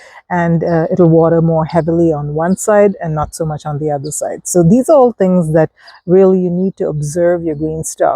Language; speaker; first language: English; native; English